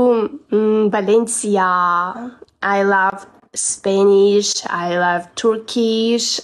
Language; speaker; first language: English; non-native, learner; Russian